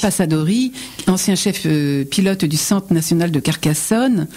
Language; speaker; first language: French; native; French